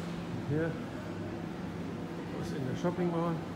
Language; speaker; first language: English; non-native, learner; German